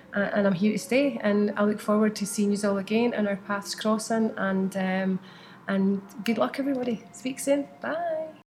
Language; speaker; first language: English; native; English